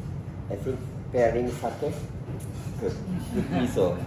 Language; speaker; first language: English; non-native, learner; Japanese